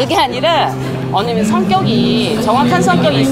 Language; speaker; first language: Korean; native; Korean